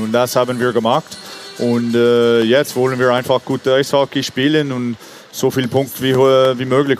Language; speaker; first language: German; non-native, fluent; English